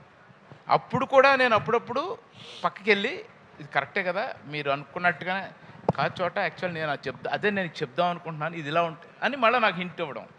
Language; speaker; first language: Telugu; native; Telugu